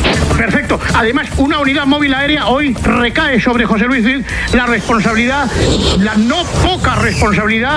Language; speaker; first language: Spanish; native; Spanish